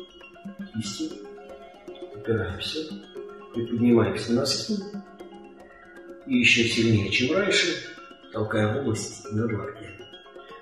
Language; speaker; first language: Russian; native; Russian